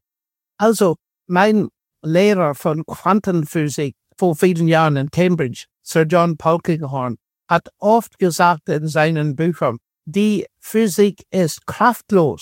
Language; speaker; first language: German; non-native, fluent; English